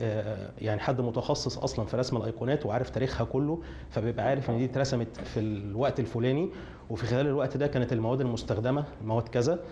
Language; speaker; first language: Arabic; native; Arabic